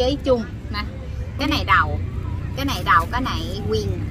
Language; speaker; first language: Vietnamese; early bilingual, heritage; Vietnamese